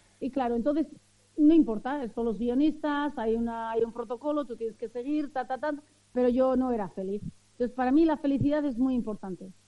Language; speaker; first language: Spanish; early bilingual, other home language; Arabic